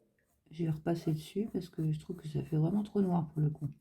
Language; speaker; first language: French; native; French